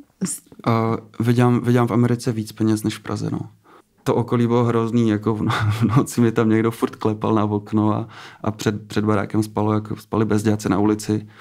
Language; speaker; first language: Czech; native; Czech